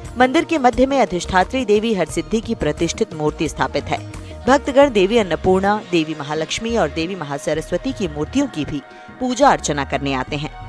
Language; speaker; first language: Hindi; native; Hindi